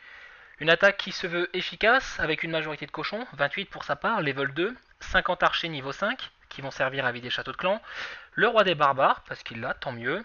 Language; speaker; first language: French; native; French